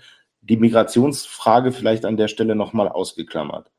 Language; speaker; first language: German; native; German